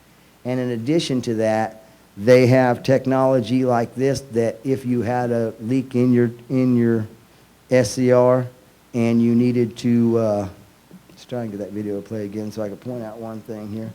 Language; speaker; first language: English; native; English